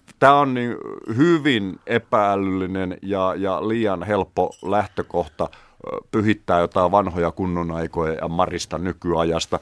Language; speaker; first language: Finnish; native; Finnish